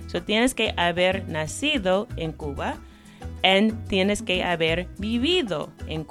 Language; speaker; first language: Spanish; non-native, fluent; English